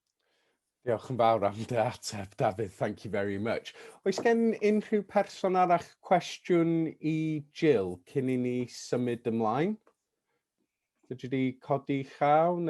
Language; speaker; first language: Welsh; non-native, fluent; English